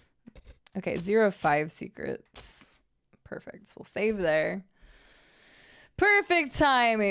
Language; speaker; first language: English; native; English